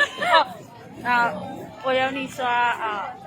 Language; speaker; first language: Chinese; non-native, fluent; Lao